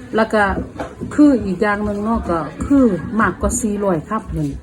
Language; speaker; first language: Thai; non-native, local second language; Northeastern Thai